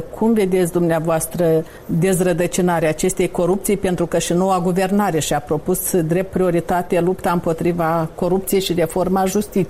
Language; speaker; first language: Romanian; native; Romanian